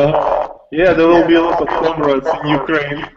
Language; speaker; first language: English; non-native, learner; Russian